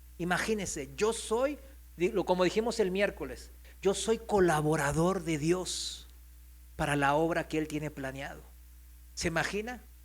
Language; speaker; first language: Spanish; non-native, fluent; Korean